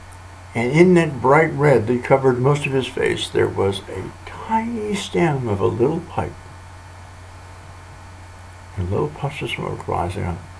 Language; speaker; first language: English; native; English